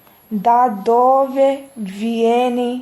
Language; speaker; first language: Italian; non-native, fluent; Urdu